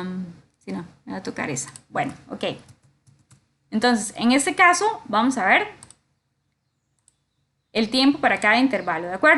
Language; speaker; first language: Spanish; native; Spanish